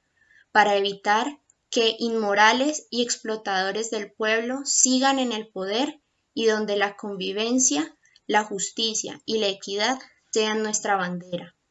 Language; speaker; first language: Spanish; native; Spanish